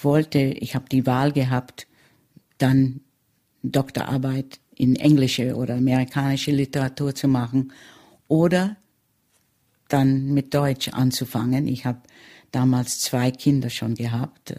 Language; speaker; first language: German; early bilingual, heritage; German